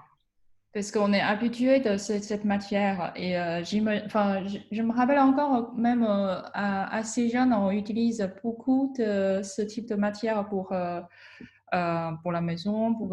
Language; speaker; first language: French; non-native, fluent; Chinese